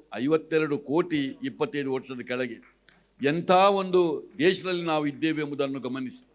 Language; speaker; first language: Kannada; non-native, local second language; Tulu